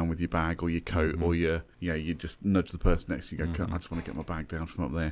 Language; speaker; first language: English; native; English